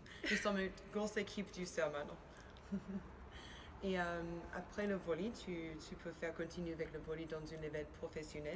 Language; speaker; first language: French; non-native, learner; Spanish